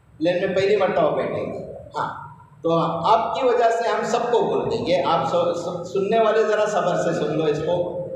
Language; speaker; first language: Urdu; non-native, local second language; Konkani